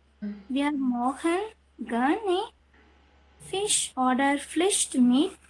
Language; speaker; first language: German; non-native, learner; Tamil